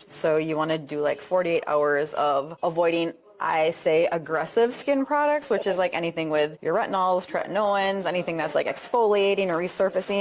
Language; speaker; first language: English; native; English